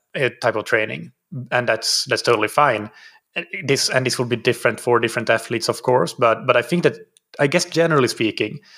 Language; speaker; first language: English; non-native, fluent; Finnish